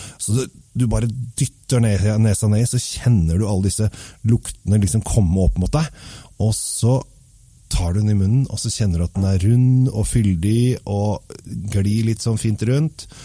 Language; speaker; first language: Norwegian; native; Norwegian